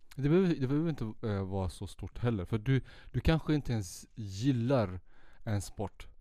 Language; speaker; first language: Swedish; early bilingual, other home language; Central Kurdish